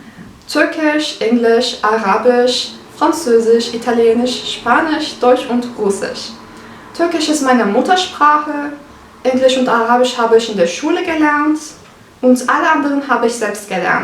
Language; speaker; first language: German; non-native, fluent; Turkish